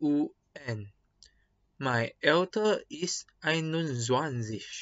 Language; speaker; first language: German; non-native, learner; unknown